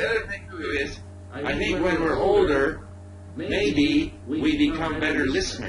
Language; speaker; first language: English; non-native, fluent; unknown